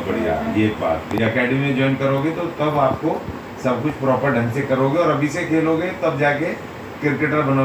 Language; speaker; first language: Hindi; native; Hindi